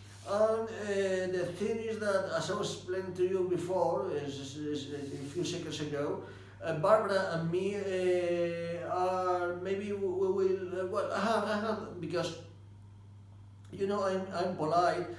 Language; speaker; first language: English; non-native, fluent; Spanish